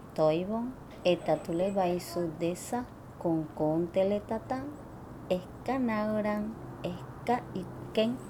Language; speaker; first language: Finnish; non-native, fluent; Spanish